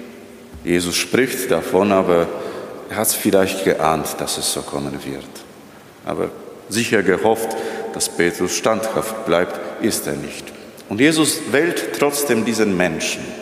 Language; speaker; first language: German; non-native, fluent; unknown